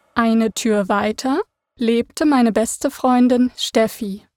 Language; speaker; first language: German; native; German